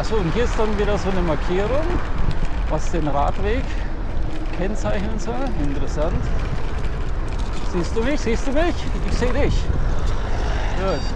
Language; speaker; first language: German; native; German